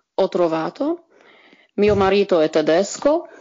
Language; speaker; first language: Italian; non-native, fluent; Polish